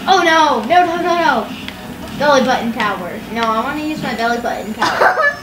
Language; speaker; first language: English; native; English